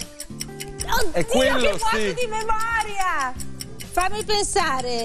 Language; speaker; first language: Italian; native; Italian